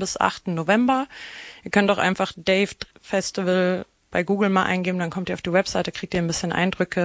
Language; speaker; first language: German; native; German